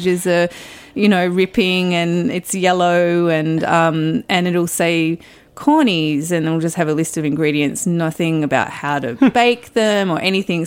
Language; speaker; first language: English; native; English